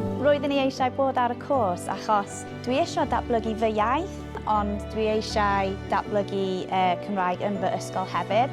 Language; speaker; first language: Welsh; non-native, local second language; English